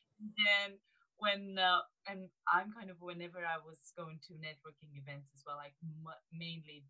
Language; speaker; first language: English; non-native, fluent; Romanian